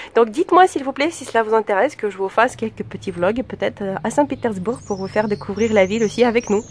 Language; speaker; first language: French; non-native, fluent; Russian